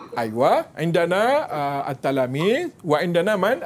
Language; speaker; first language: Arabic; non-native, fluent; Malay